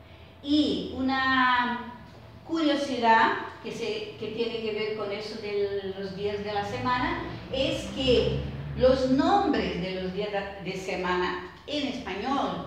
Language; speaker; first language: Spanish; non-native, fluent; Portuguese